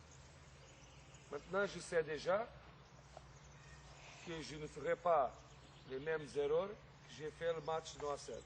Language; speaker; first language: French; non-native, fluent; Portuguese